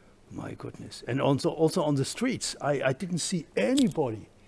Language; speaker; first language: English; non-native, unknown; German